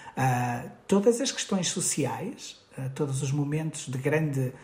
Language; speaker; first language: Portuguese; native; Portuguese